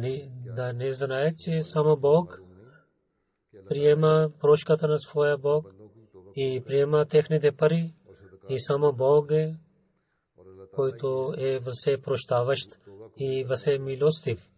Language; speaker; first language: Bulgarian; non-native, learner; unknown